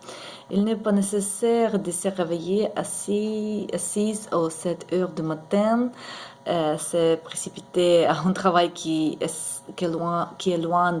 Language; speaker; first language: French; non-native, learner; Ukrainian